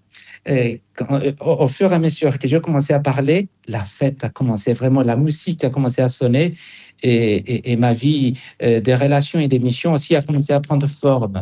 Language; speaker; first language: French; non-native, fluent; Spanish